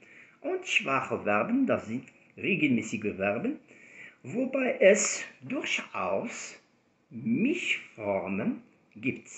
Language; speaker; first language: German; non-native, fluent; Arabic